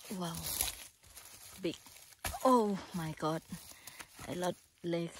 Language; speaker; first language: English; non-native, learner; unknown